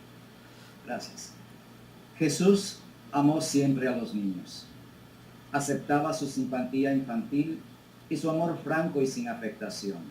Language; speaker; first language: Spanish; native; Spanish